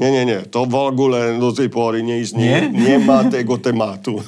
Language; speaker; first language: Polish; non-native, fluent; Italian